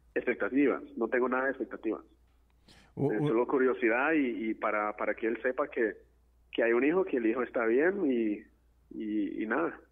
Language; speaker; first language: Spanish; non-native, fluent; English